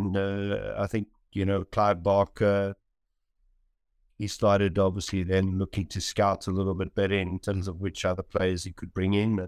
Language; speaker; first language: English; native; English